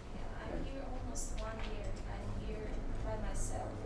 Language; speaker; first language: English; non-native, learner; Ukrainian